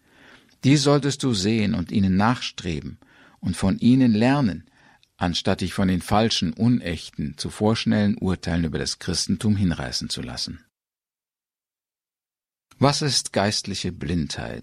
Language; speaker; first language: German; native; German